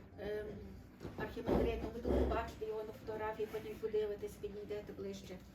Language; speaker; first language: Ukrainian; native; Ukrainian